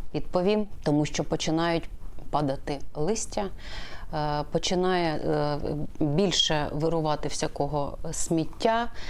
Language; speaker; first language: Ukrainian; native; Ukrainian